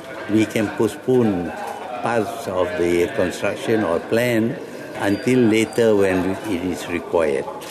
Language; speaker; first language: English; non-native, local second language; Malay